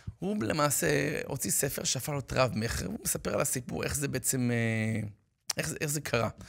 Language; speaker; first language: Hebrew; native; Hebrew